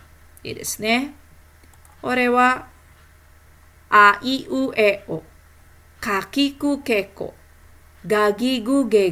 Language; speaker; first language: Japanese; non-native, fluent; Indonesian